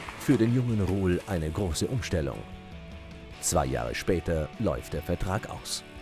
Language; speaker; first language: German; native; German